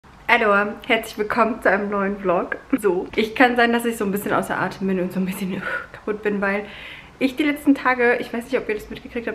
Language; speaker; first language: German; native; German